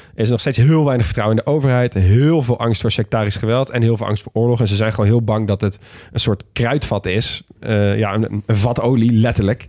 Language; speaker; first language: Dutch; native; Dutch